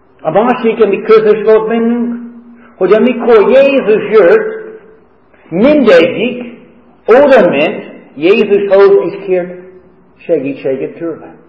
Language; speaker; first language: Hungarian; non-native, fluent; English